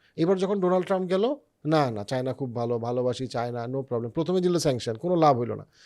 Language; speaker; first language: Bangla; native; Bangla